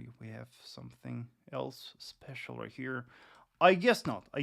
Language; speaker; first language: English; non-native, fluent; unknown